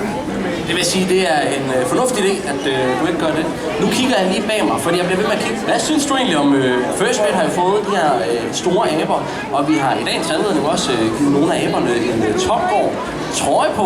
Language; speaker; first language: Danish; native; Danish